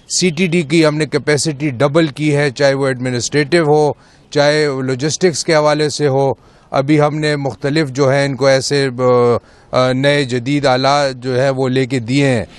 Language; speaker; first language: Urdu; non-native, local second language; Pashto